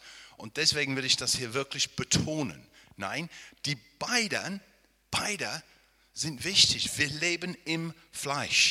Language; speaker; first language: German; non-native, fluent; English